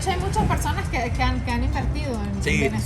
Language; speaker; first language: Spanish; native; Spanish